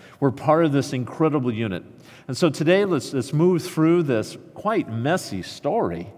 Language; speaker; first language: English; native; English